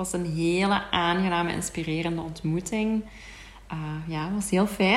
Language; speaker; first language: Dutch; native; Dutch